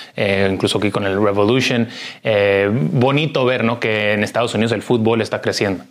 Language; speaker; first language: Spanish; early bilingual, heritage; Spanish